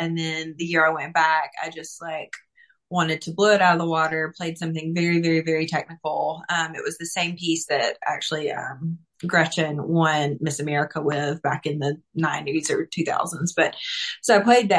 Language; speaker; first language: English; native; English